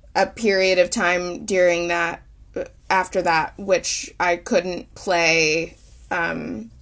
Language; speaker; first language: English; native; English